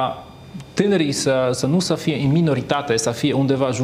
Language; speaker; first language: Romanian; non-native, fluent; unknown